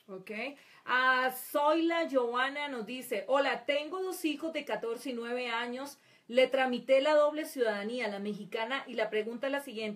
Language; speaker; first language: Spanish; native; Spanish